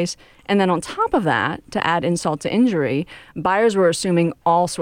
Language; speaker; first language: English; native; English